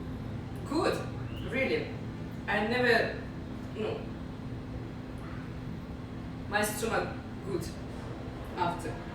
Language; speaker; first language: English; non-native, learner; Russian